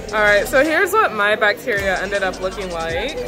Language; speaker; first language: English; native; English